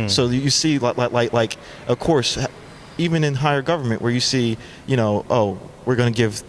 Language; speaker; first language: English; native; English